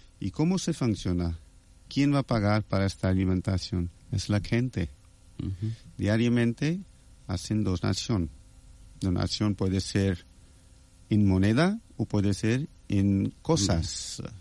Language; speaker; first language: Spanish; non-native, fluent; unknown